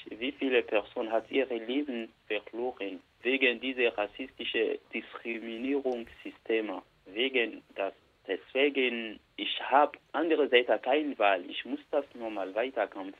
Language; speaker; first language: German; non-native, learner; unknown